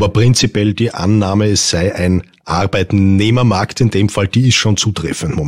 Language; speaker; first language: German; native; German